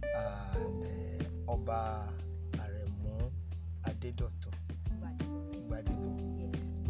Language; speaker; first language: English; non-native, local second language; Yoruba